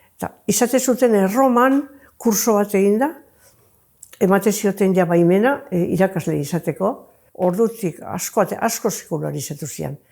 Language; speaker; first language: Basque; native; Basque